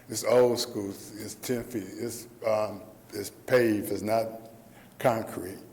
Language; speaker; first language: English; native; English